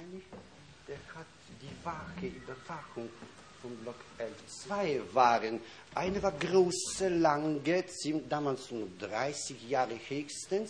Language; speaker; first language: German; non-native, fluent; Polish